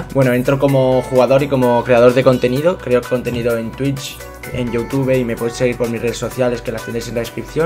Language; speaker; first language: Spanish; native; Spanish